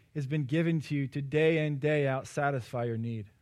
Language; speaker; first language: English; native; English